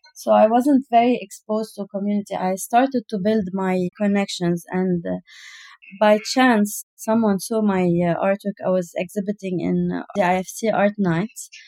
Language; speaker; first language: English; non-native, fluent; Arabic